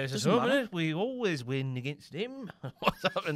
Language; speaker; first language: English; native; English